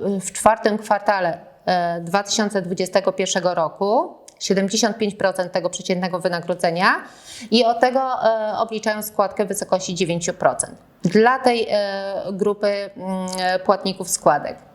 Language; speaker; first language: Polish; native; Polish